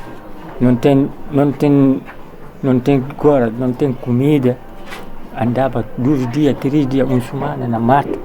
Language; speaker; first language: Portuguese; non-native, learner; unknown